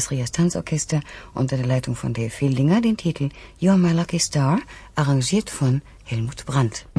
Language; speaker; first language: German; native; German